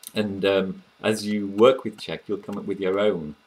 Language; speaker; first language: English; native; English